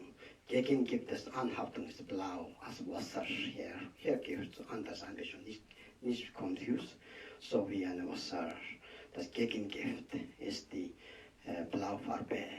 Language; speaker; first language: German; non-native, learner; Tibetan